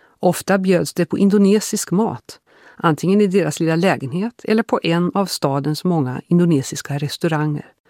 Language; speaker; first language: Swedish; early bilingual, heritage; Swedish